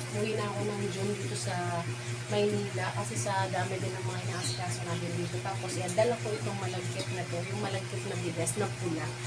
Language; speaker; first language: Filipino; non-native, local second language; Waray